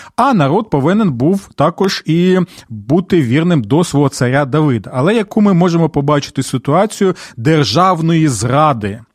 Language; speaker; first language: Ukrainian; non-native, local second language; Russian